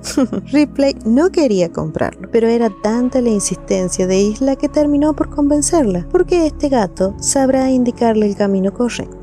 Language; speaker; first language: Spanish; native; Spanish